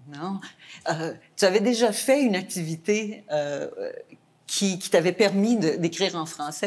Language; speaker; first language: French; native; French